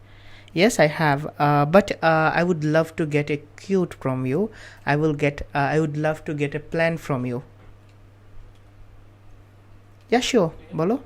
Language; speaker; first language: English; non-native, fluent; Bangla